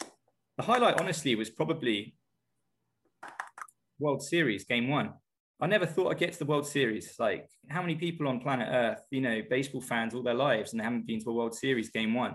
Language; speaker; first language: English; native; English